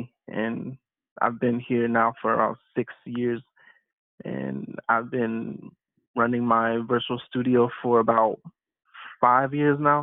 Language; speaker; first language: English; native; English